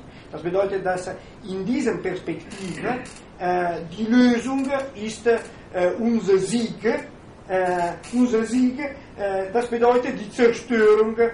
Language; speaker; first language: German; non-native, fluent; Italian